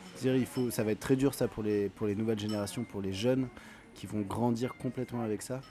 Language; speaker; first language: French; native; French